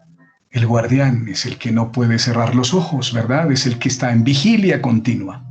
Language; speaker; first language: Spanish; native; Spanish